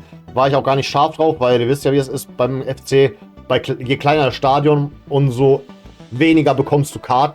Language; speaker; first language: German; native; German